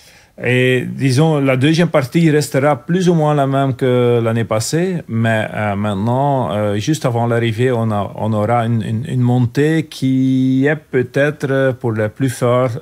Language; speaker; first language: French; non-native, local second language; Dutch